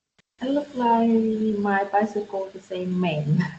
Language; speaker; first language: English; non-native, learner; Vietnamese